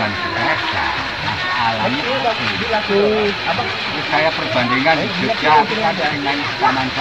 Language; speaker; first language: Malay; non-native, local second language; Javanese